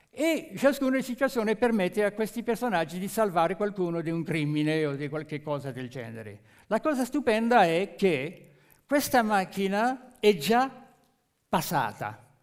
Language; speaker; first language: Italian; non-native, fluent; French